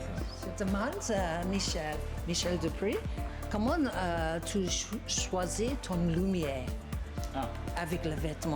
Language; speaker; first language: French; non-native, learner; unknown